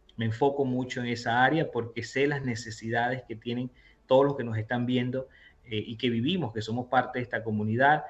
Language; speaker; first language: Spanish; native; Spanish